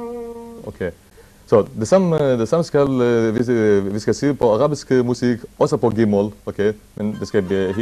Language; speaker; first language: Danish; non-native, learner; Arabic